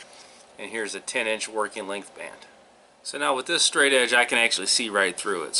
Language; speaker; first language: English; native; English